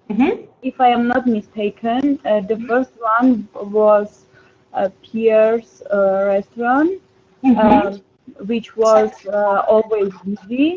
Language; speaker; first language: English; non-native, learner; Armenian